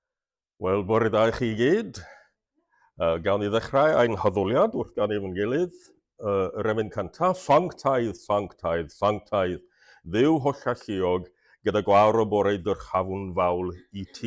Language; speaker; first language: Welsh; non-native, fluent; English